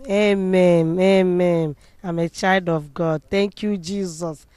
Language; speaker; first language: English; non-native, local second language; Igbo